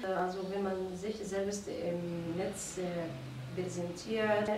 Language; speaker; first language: German; non-native, fluent; Arabic